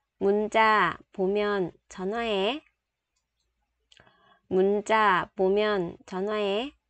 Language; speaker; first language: Korean; non-native, fluent; Vietnamese